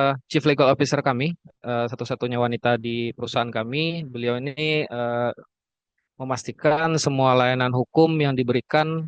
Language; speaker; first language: Indonesian; native; Indonesian